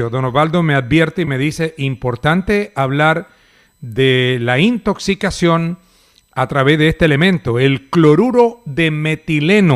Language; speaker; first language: Spanish; native; Spanish